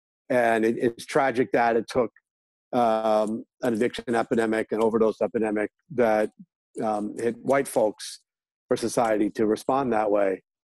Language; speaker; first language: English; native; English